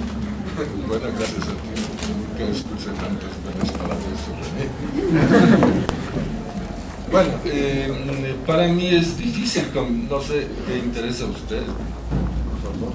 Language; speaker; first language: Spanish; non-native, fluent; Polish